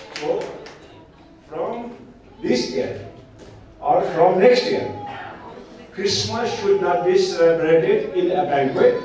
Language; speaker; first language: English; non-native, local second language; Nepali